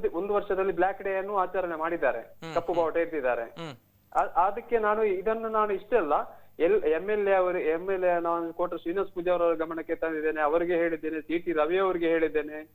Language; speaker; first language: Kannada; non-native, local second language; Tulu